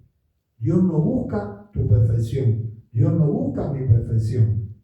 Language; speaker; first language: Spanish; native; Spanish